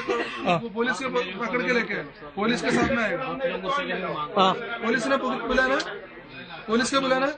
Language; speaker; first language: Hindi; non-native, local second language; Malayalam